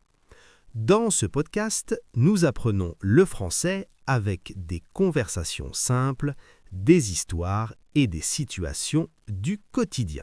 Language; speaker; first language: French; native; French